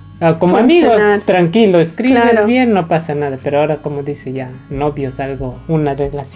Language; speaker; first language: Spanish; native; Spanish